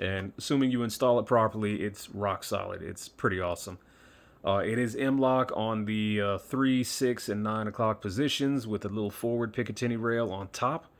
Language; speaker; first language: English; native; English